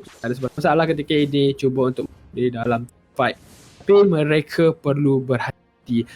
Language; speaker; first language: Malay; native; Malay